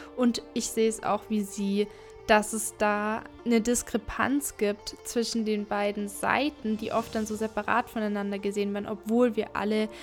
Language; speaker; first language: German; native; German